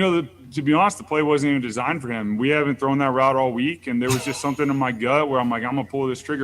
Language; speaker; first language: English; native; English